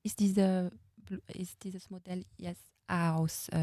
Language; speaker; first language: German; non-native, fluent; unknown